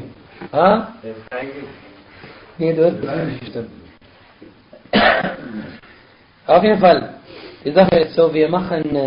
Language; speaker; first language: German; non-native, fluent; Arabic